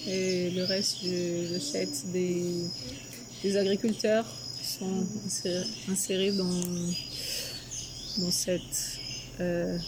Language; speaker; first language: French; non-native, fluent; Portuguese